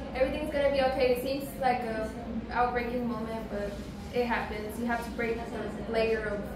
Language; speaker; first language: English; early bilingual, other home language; Spanish